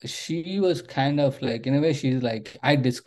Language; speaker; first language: English; non-native, local second language; Telugu